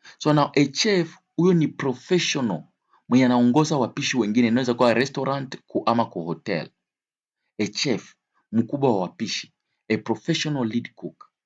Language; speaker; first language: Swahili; native; Swahili